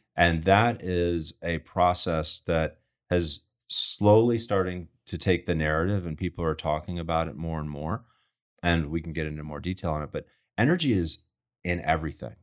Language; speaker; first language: English; native; English